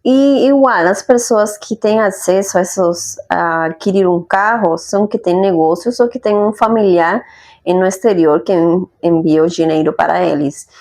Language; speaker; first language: Portuguese; non-native, fluent; Spanish